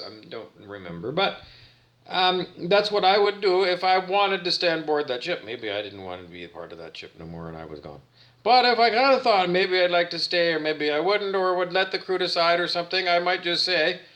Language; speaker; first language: English; native; English